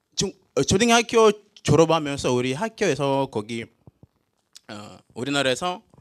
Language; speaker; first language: Korean; non-native, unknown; Swahili